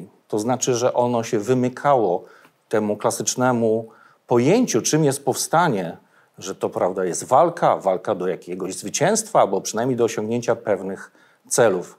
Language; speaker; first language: Polish; native; Polish